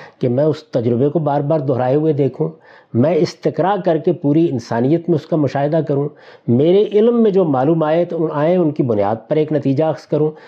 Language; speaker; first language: Urdu; non-native, local second language; Punjabi